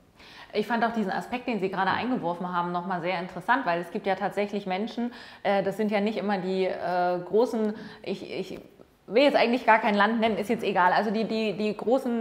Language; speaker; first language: German; native; German